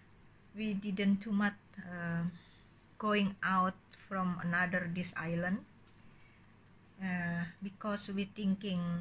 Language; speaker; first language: English; non-native, learner; Indonesian